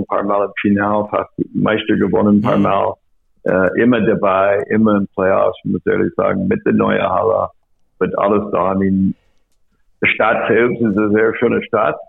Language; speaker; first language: German; non-native, learner; English